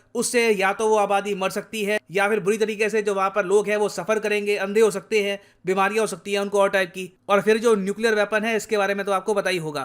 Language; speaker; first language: Hindi; native; Hindi